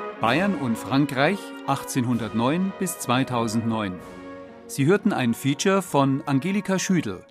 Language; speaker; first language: German; native; German